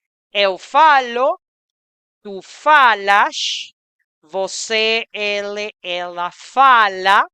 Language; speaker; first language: Portuguese; non-native, fluent; Spanish